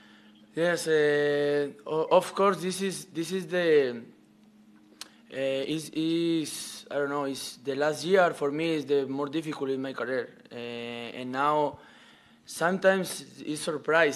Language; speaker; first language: English; non-native, learner; Spanish